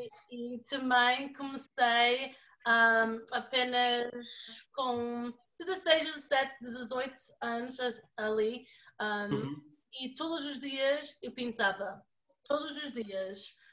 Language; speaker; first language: Portuguese; early bilingual, other home language; English